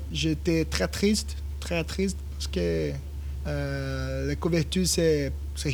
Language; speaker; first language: French; non-native, learner; Portuguese